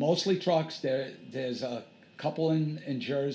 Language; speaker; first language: English; native; English